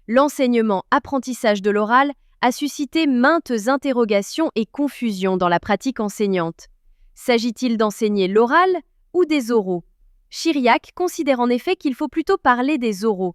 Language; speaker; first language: French; non-native, local second language; Arabic